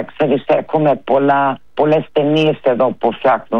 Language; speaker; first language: Greek; early bilingual, heritage; Greek